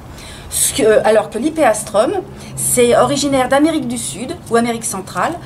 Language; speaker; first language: French; native; French